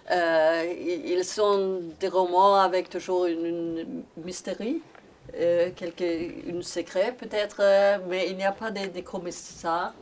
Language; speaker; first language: French; non-native, learner; Swedish